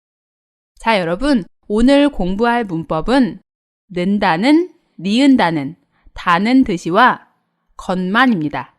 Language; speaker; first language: Korean; native; Korean